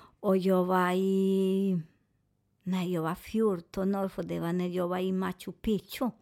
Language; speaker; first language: Swedish; non-native, fluent; Spanish